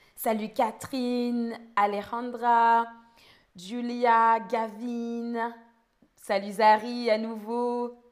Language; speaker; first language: French; native; French